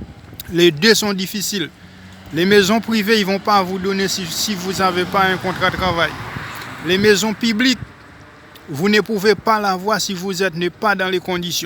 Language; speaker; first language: French; non-native, local second language; Haitian Creole